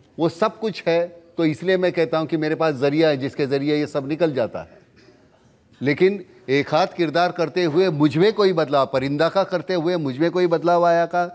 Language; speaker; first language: Hindi; non-native, local second language; Marathi